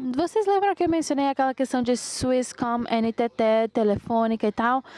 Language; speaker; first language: Portuguese; non-native, fluent; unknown